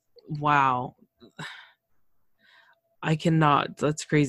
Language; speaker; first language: English; early bilingual, other home language; Spanish